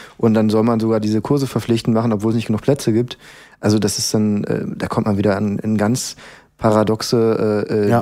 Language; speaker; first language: German; native; German